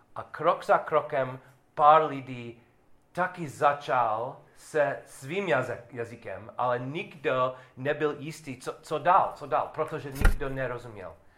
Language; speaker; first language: Czech; non-native, learner; English